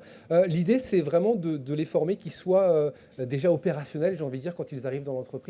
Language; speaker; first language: French; native; French